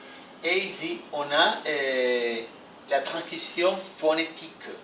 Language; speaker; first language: French; non-native, fluent; Spanish